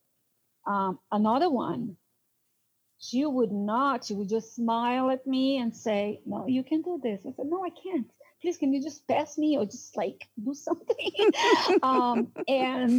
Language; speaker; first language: English; non-native, fluent; Portuguese